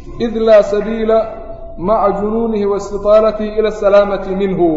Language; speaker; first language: Arabic; non-native, local second language; Somali